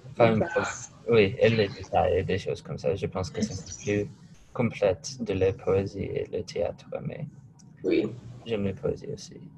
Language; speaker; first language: French; non-native, learner; English